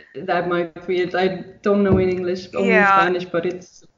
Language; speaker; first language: English; non-native, fluent; Swedish